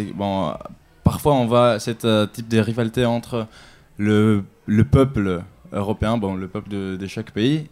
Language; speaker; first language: French; non-native, fluent; Greek